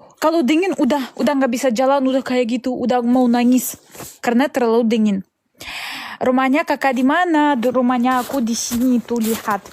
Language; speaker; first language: Indonesian; non-native, learner; Russian